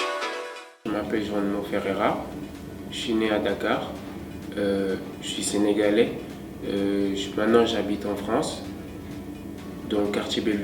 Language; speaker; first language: French; non-native, local second language; Wolof